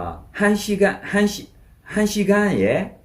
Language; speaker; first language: Korean; non-native, learner; Burmese